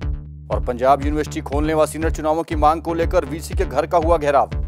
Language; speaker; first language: Hindi; native; Hindi